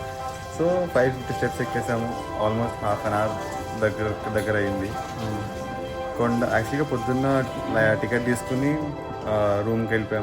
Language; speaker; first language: Telugu; native; Telugu